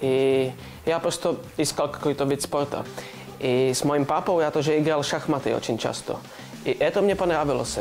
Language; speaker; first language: Russian; non-native, learner; Czech